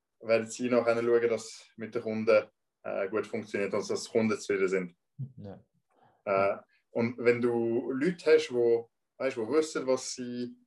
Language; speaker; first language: German; non-native, local second language; French